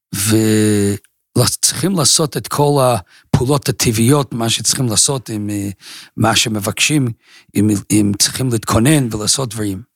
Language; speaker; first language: Hebrew; non-native, fluent; English